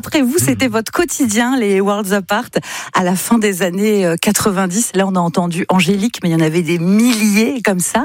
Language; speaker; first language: French; native; French